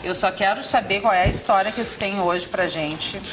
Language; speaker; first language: Portuguese; native; Portuguese